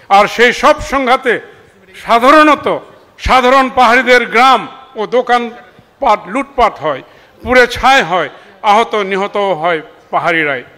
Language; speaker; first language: Bangla; non-native, local second language; Marma